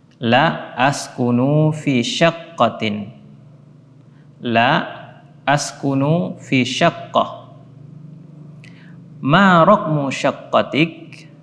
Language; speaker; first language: Arabic; non-native, fluent; Indonesian